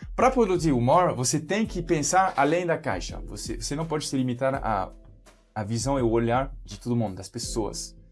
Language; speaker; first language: Portuguese; non-native, fluent; French